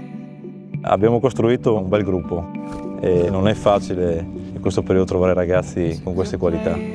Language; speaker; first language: Italian; native; Italian